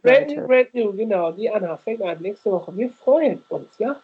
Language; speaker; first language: German; native; German